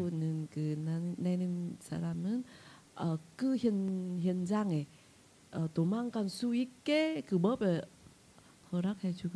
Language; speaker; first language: Korean; non-native, fluent; Vietnamese